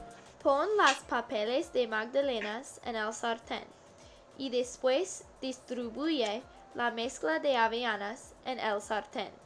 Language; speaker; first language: Spanish; non-native, learner; English